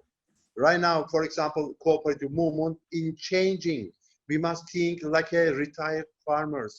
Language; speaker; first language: English; non-native, learner; Turkish